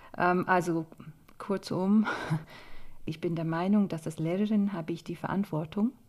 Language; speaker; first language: German; non-native, fluent; English